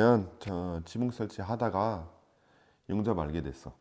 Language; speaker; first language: Korean; non-native, fluent; French